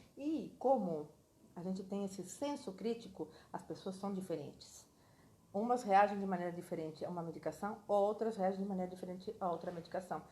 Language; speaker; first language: Portuguese; non-native, fluent; Spanish